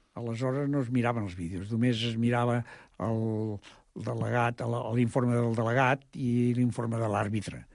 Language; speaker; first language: Catalan; native; Catalan